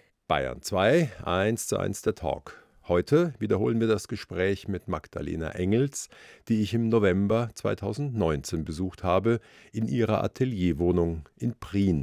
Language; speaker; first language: German; native; German